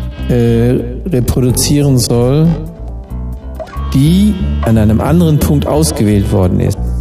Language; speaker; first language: German; native; German